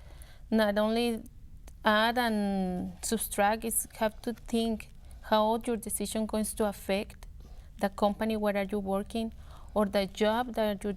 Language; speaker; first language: English; non-native, learner; Spanish